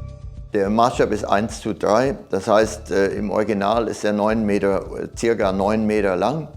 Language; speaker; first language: German; native; German